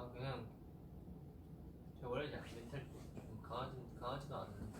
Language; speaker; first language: Korean; non-native, fluent; Chinese